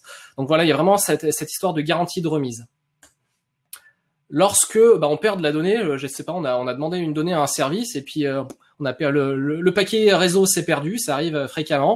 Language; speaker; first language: French; native; French